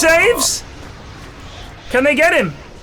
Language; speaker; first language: English; native; English